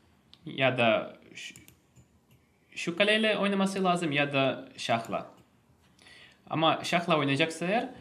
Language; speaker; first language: Turkish; non-native, fluent; Russian